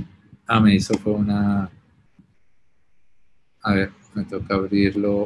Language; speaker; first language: Spanish; native; Spanish